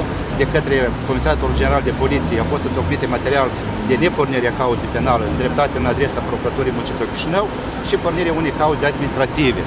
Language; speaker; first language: Romanian; native; Romanian